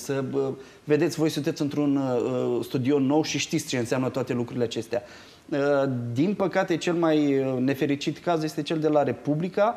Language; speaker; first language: Romanian; native; Romanian